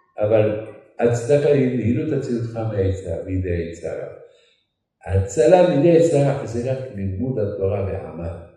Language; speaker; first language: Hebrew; non-native, fluent; Arabic